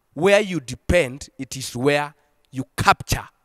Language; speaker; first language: English; non-native, local second language; Swahili